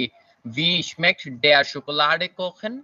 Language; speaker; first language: German; non-native, learner; Bangla